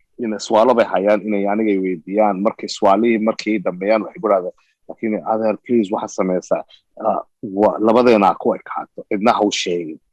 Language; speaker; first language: Somali; early bilingual, heritage; Somali